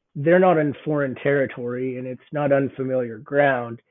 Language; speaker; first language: English; native; English